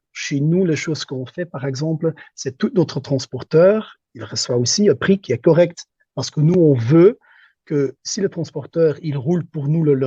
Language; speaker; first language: French; non-native, local second language; Dutch